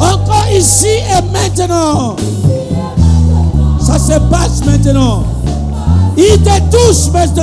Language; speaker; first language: French; non-native, local second language; Lingala